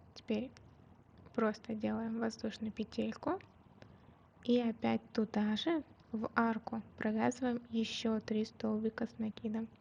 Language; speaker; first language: Russian; native; Russian